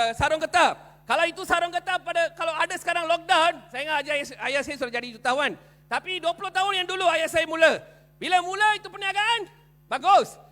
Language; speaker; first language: Malay; non-native, local second language; Tamil